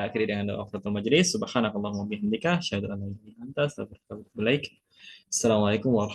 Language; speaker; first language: Indonesian; native; Indonesian